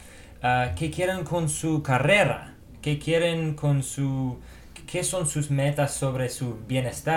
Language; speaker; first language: Spanish; non-native, fluent; English